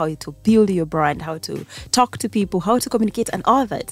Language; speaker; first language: English; non-native, local second language; Gusii